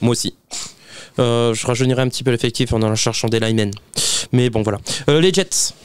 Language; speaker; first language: French; native; French